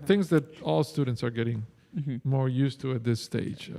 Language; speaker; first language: English; non-native, fluent; Spanish